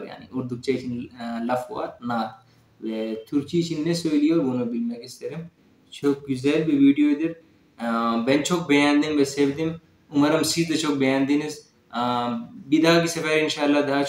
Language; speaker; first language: Turkish; non-native, learner; Urdu